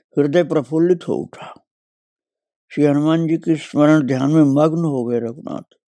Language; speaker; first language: Hindi; native; Hindi